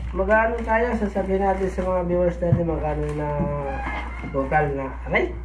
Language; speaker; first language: Filipino; native; Filipino